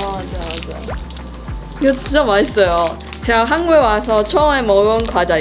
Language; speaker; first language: Korean; non-native, learner; Chinese